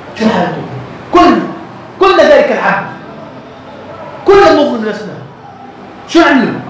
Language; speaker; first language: Arabic; native; Arabic